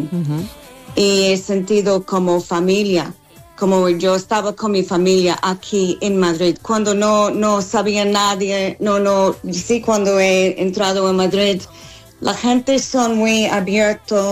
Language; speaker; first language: Spanish; non-native, fluent; English